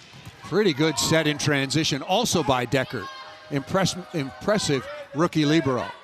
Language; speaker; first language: English; native; English